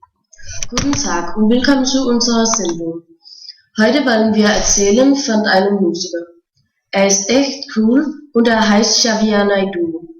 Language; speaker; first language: German; non-native, learner; Danish